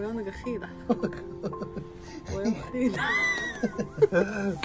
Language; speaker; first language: Chinese; non-native, fluent; French